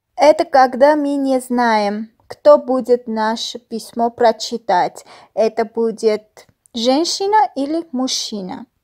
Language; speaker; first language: Russian; non-native, fluent; Armenian